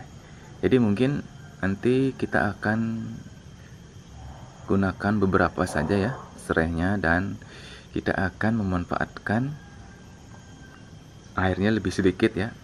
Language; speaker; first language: Indonesian; native; Indonesian